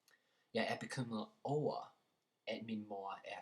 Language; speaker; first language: Danish; non-native, learner; English